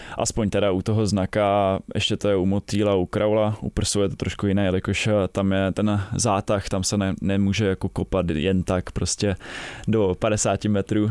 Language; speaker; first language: Czech; native; Czech